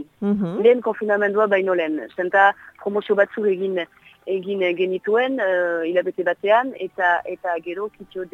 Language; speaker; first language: Basque; non-native, local second language; French